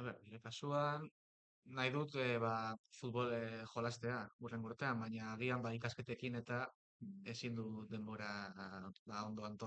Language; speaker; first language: Basque; non-native, local second language; Spanish